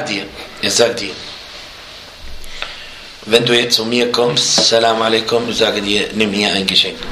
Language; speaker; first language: German; non-native, fluent; Arabic